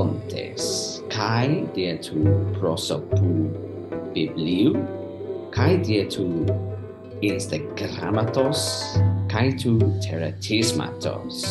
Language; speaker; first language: Greek; non-native, learner; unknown